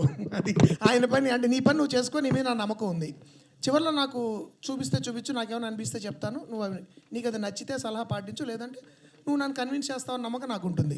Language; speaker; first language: Telugu; native; Telugu